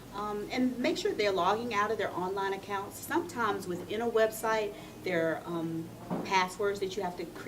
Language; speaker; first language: English; native; English